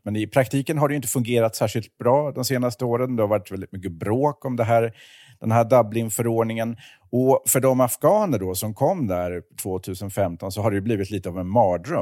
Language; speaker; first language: Swedish; native; Swedish